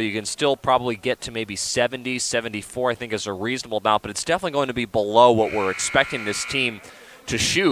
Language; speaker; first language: English; native; English